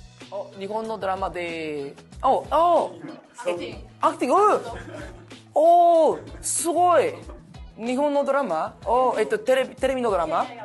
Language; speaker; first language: Japanese; non-native, learner; Spanish